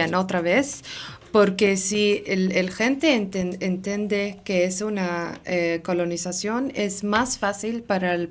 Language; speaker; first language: Spanish; non-native, learner; Arabic